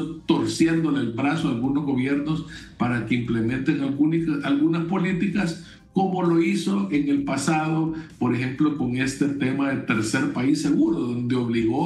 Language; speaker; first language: Spanish; native; Spanish